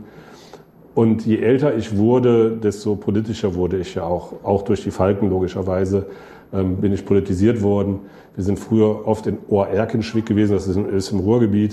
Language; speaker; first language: German; native; German